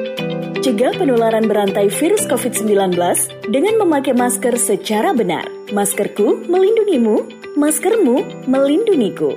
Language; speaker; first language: Indonesian; native; Indonesian